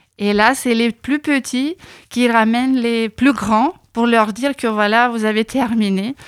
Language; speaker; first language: French; non-native, fluent; Lithuanian